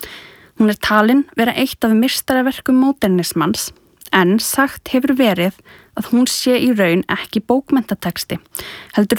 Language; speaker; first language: Icelandic; native; Icelandic